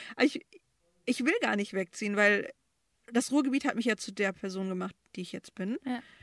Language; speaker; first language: German; early bilingual, other home language; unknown